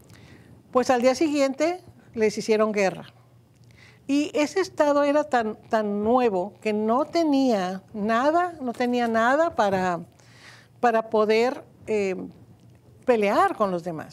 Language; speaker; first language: Spanish; native; Spanish